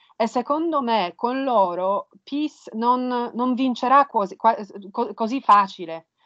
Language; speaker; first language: Italian; non-native, fluent; Polish